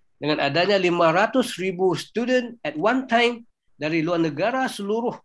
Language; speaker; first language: Indonesian; early bilingual, heritage; Thai